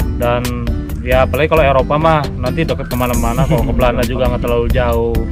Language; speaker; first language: Indonesian; native; Indonesian